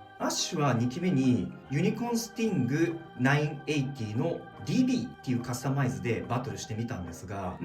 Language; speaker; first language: Japanese; native; Japanese